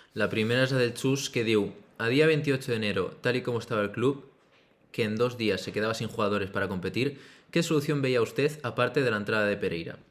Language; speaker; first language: Spanish; non-native, local second language; Catalan